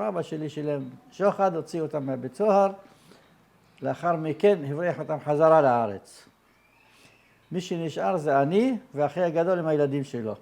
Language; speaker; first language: Hebrew; early bilingual, other home language; Arabic